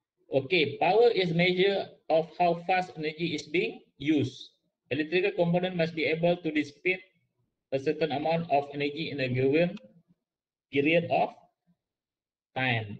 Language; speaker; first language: English; non-native, local second language; Malay